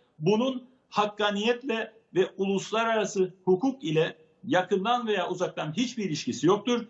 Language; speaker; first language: Turkish; native; Turkish